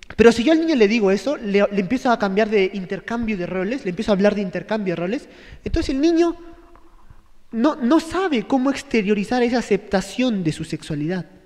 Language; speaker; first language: Spanish; native; Spanish